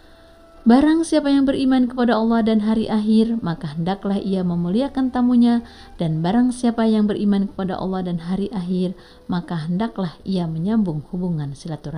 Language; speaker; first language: Indonesian; native; Indonesian